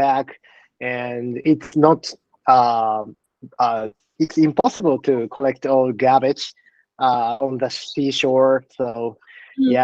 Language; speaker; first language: English; non-native, learner; Japanese